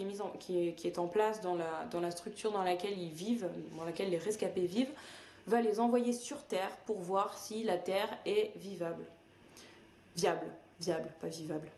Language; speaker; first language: French; native; French